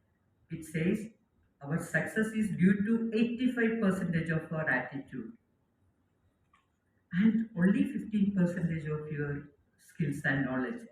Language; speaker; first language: English; non-native, local second language; Malayalam